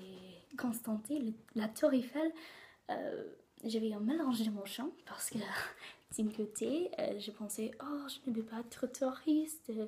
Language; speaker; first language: French; non-native, learner; English